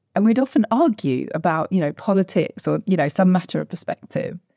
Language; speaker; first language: English; native; English